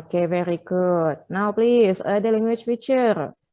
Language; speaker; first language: English; non-native, fluent; Indonesian